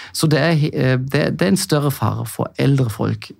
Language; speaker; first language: Norwegian; non-native, fluent; German